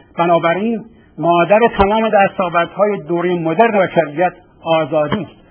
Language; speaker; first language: Persian; native; Persian